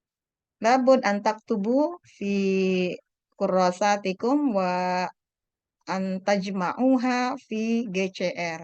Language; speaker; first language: Arabic; non-native, fluent; Indonesian